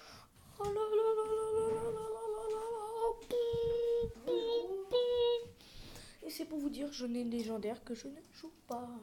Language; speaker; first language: French; native; French